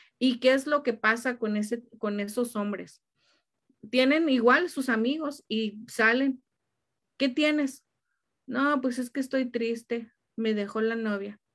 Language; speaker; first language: Spanish; native; Spanish